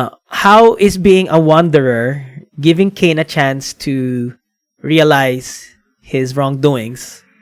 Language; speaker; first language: English; non-native, local second language; Filipino